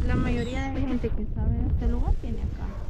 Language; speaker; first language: Spanish; native; Spanish